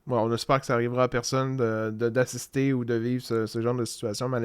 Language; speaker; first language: French; native; French